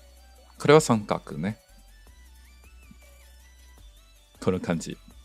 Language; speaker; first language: Japanese; non-native, learner; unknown